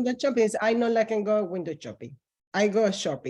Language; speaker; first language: English; non-native, learner; Spanish